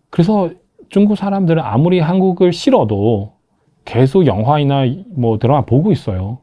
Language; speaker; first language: Korean; non-native, fluent; Chinese